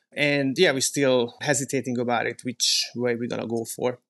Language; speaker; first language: English; non-native, fluent; Hungarian